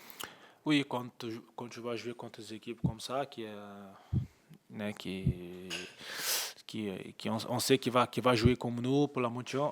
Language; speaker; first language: French; non-native, fluent; Portuguese